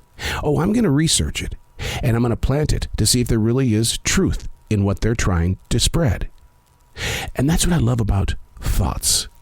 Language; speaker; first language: English; native; English